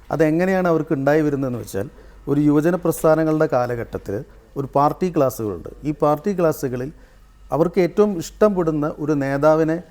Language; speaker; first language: Malayalam; native; Malayalam